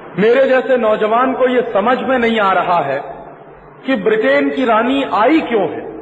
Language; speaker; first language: Hindi; native; Hindi